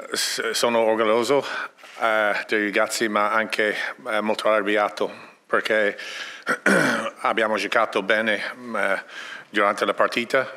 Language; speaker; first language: Italian; non-native, learner; English